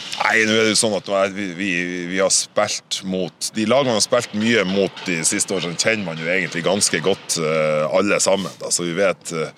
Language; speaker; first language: Norwegian; native; Norwegian